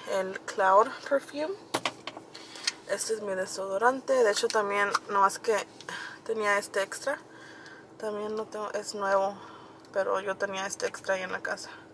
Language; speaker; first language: Spanish; early bilingual, heritage; Spanish